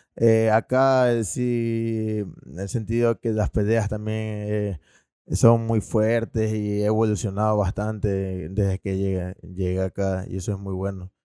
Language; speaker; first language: Spanish; native; Spanish